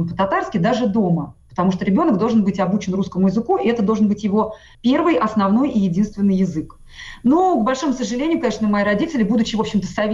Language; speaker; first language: Russian; non-native, local second language; Tatar